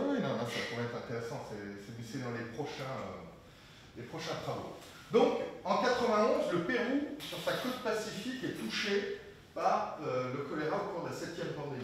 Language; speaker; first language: French; native; French